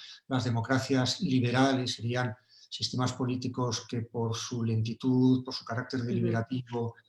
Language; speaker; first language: Spanish; native; Spanish